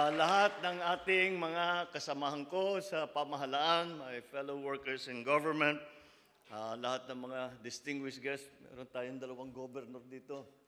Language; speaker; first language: Filipino; native; Filipino